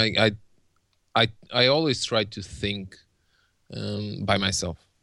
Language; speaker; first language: English; non-native, fluent; Portuguese